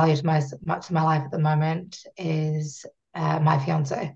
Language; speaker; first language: English; native; English